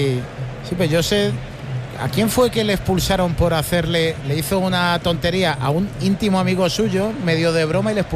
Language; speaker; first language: Spanish; native; Spanish